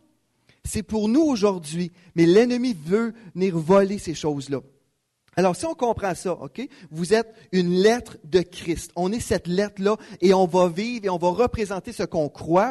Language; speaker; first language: French; native; French